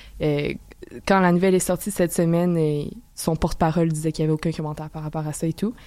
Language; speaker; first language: French; native; French